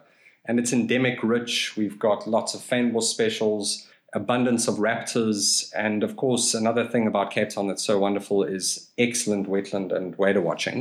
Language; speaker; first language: English; native; English